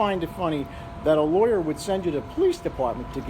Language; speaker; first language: English; native; English